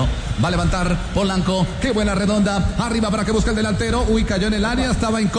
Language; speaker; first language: Spanish; native; Spanish